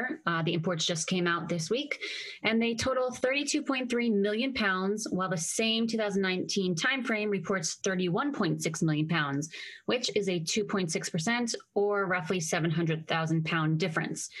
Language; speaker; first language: English; native; English